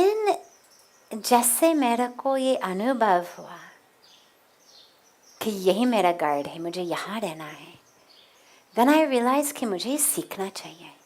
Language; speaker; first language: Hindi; non-native, fluent; English